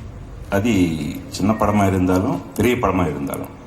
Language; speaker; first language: Tamil; non-native, fluent; Telugu